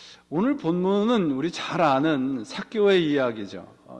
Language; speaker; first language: Korean; native; Korean